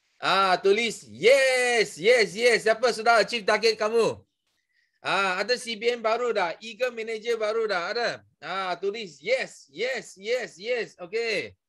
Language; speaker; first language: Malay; non-native, local second language; Chinese